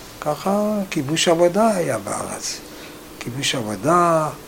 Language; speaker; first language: Hebrew; non-native, fluent; German